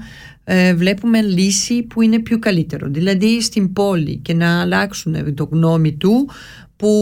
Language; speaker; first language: Greek; early bilingual, heritage; Greek